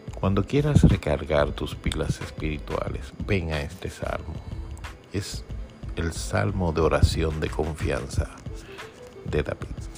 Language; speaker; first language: Spanish; native; Spanish